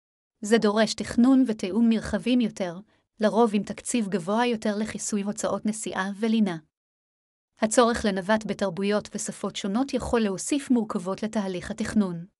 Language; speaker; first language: Hebrew; native; Hebrew